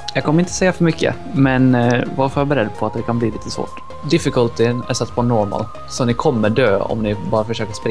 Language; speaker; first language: Swedish; native; Swedish